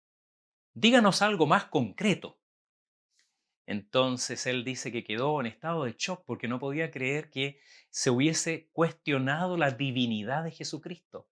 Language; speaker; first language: Spanish; native; Spanish